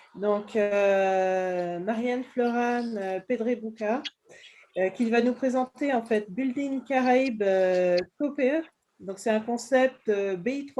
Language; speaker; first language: French; native; French